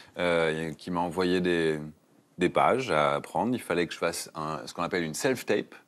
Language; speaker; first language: French; native; French